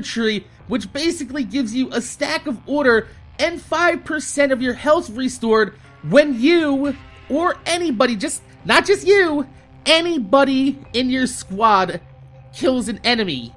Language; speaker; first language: English; native; English